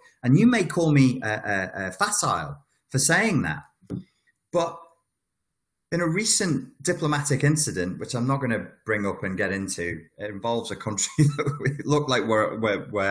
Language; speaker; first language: English; native; English